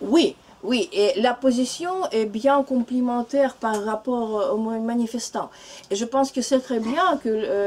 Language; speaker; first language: French; non-native, learner; Russian